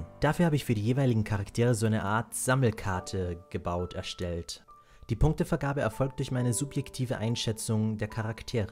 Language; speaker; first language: German; native; German